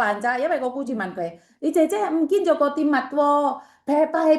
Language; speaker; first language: Chinese; non-native, fluent; Indonesian